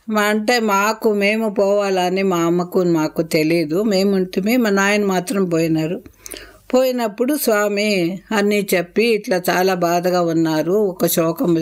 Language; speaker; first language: Telugu; non-native, local second language; Tamil